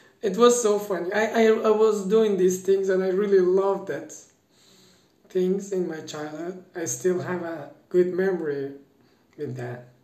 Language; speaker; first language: English; non-native, fluent; Persian